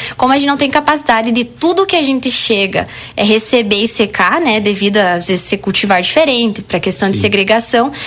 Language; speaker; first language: Portuguese; native; Portuguese